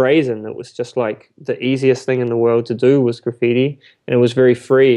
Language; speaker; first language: English; native; English